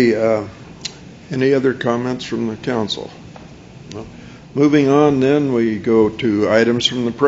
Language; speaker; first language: English; native; English